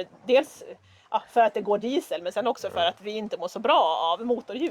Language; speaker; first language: Swedish; native; Swedish